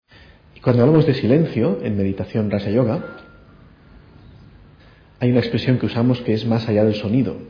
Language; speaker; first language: Spanish; native; Spanish